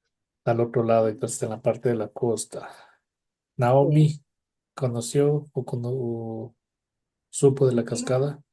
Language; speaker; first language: Spanish; native; Spanish